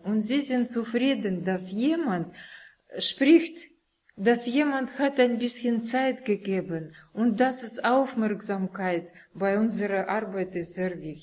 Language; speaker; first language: German; non-native, learner; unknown